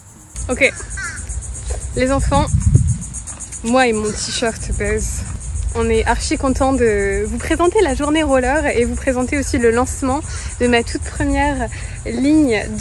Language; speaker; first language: French; native; French